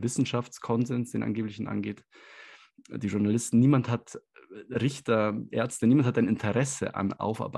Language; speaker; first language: German; native; German